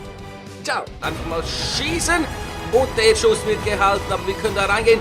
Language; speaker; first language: German; native; German